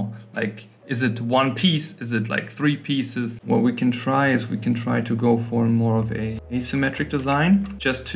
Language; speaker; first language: English; non-native, fluent; German